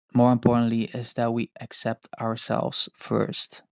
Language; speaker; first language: English; non-native, fluent; Dutch